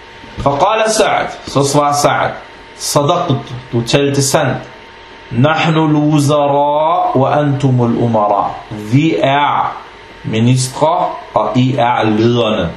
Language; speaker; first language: Danish; non-native, fluent; Arabic